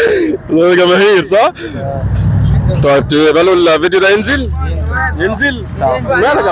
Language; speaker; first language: Arabic; native; Arabic